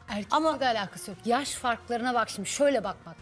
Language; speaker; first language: Turkish; native; Turkish